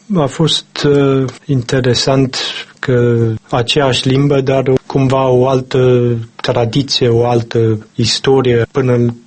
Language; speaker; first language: Romanian; non-native, fluent; English